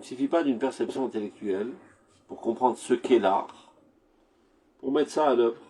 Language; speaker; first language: French; native; French